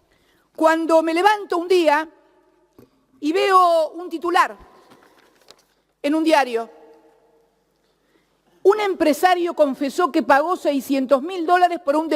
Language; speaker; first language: Spanish; native; Spanish